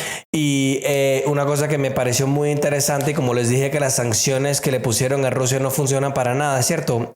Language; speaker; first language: Spanish; native; Spanish